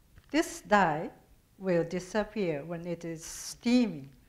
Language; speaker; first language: English; non-native, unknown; Japanese